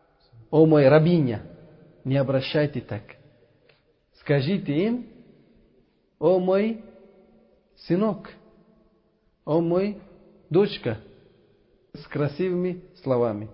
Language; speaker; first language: Russian; non-native, learner; Uzbek